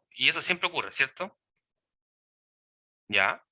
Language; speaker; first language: Spanish; native; Spanish